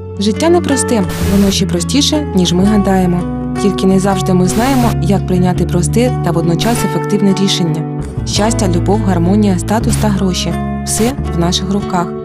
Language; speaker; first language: Ukrainian; native; Ukrainian